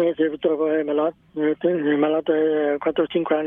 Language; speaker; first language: Italian; non-native, learner; Vietnamese